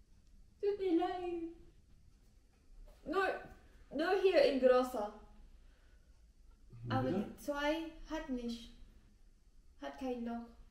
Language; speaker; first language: German; non-native, learner; Filipino